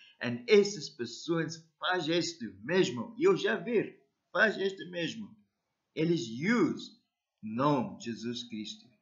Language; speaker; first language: Portuguese; non-native, learner; English